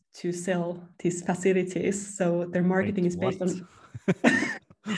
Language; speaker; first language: English; non-native, fluent; Finnish